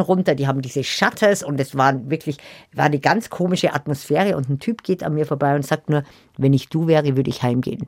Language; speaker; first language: German; native; German